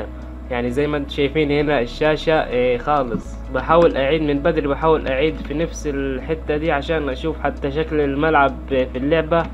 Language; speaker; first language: Arabic; native; Arabic